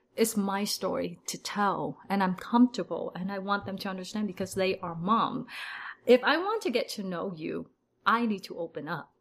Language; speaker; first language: English; early bilingual, other home language; Vietnamese